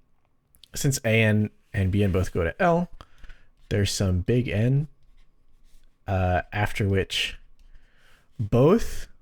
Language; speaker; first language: English; native; English